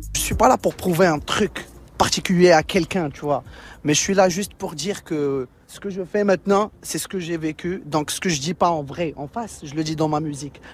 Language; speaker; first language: French; non-native, local second language; Arabic